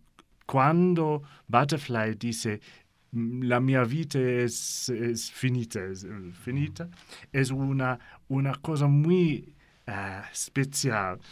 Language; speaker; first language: Italian; non-native, learner; English